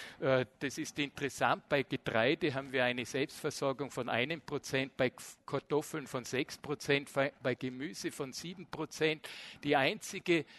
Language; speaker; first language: German; native; German